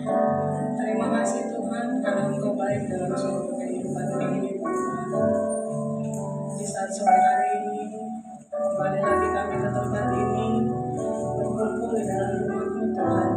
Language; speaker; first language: Indonesian; native; Indonesian